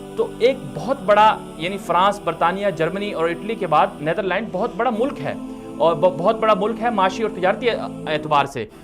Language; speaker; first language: Urdu; native; Urdu